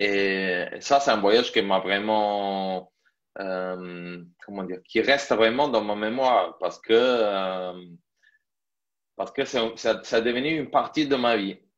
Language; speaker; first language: French; non-native, fluent; Italian